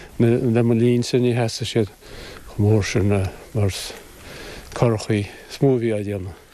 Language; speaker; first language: Irish; native; Irish